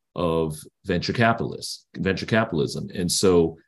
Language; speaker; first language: English; native; English